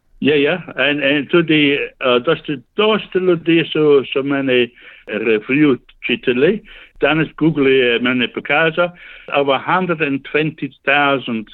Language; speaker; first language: Slovenian; early bilingual, heritage; Slovenian